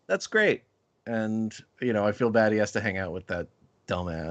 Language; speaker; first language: English; native; English